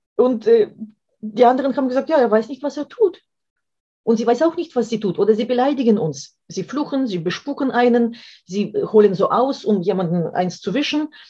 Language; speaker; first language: German; non-native, fluent; Russian